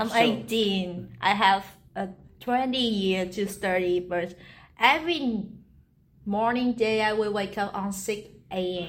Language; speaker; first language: English; non-native, learner; Vietnamese